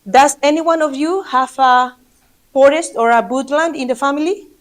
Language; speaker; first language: English; non-native, fluent; Basque